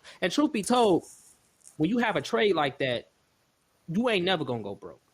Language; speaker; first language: English; native; English